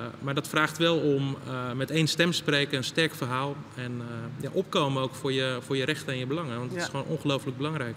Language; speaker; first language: Dutch; native; Dutch